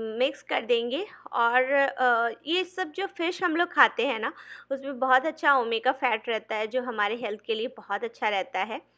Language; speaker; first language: Hindi; non-native, local second language; Bangla